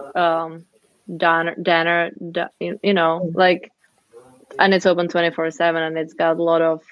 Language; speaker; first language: English; non-native, fluent; Czech